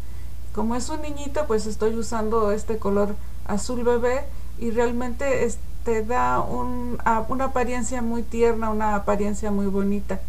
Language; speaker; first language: Spanish; native; Spanish